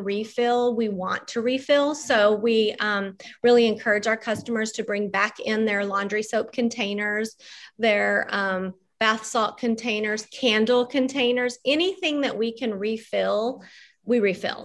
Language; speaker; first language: English; native; English